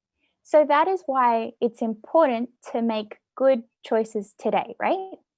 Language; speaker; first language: English; native; English